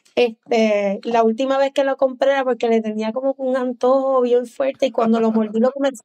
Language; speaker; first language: Spanish; native; Spanish